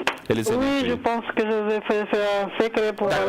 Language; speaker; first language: French; non-native, learner; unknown